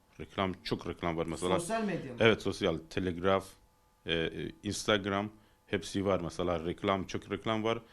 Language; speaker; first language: Turkish; non-native, learner; Persian